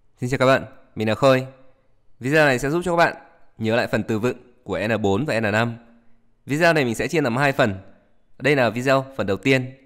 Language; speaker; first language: Vietnamese; native; Vietnamese